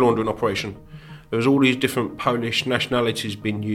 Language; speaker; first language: English; native; English